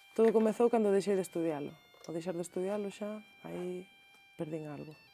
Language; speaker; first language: Galician; early bilingual, other home language; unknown